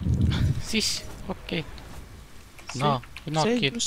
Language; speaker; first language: English; non-native, learner; Russian